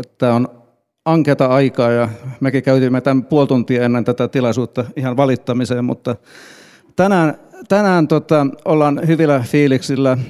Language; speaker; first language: Finnish; native; Finnish